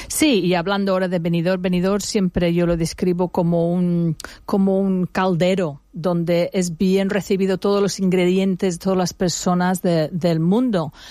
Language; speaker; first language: Spanish; non-native, fluent; English